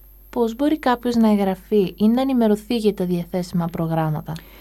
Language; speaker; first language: Greek; native; Greek